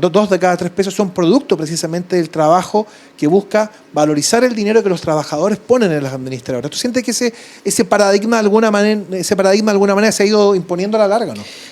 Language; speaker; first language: Spanish; native; Spanish